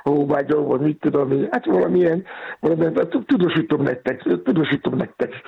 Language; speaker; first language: Hungarian; non-native, learner; Yoruba